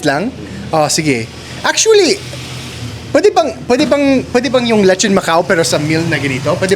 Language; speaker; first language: Filipino; non-native, learner; English